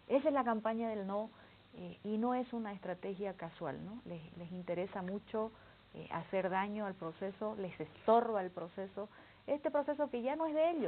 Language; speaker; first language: Spanish; native; Spanish